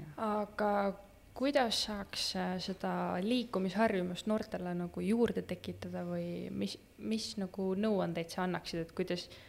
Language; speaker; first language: Estonian; native; Estonian